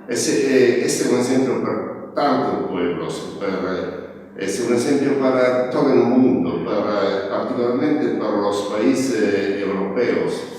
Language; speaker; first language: Spanish; non-native, learner; Italian